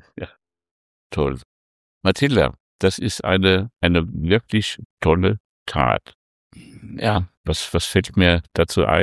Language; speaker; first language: German; native; German